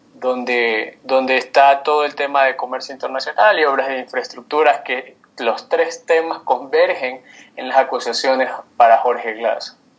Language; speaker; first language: Spanish; native; Spanish